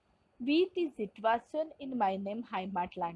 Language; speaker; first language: German; non-native, fluent; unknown